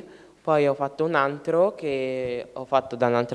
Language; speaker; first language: Italian; early bilingual, other home language; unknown